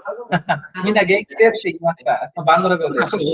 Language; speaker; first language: Japanese; non-native, fluent; Bangla